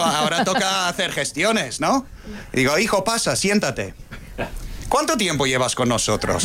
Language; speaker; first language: Spanish; non-native, fluent; English